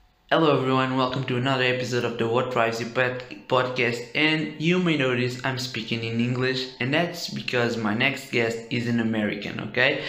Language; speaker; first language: English; non-native, fluent; Portuguese